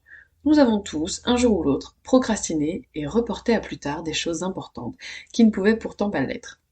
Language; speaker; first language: French; native; French